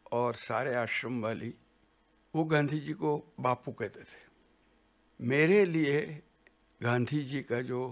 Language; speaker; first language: Hindi; non-native, local second language; Gujarati